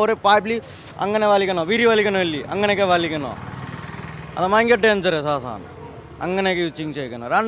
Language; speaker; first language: Malayalam; non-native, learner; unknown